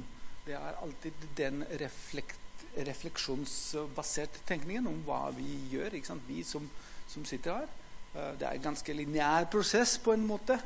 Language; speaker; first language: Norwegian; non-native, fluent; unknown